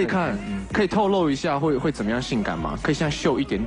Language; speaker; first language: Chinese; native; Chinese